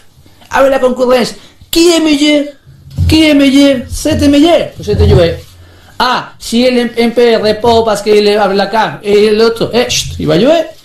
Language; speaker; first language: French; non-native, learner; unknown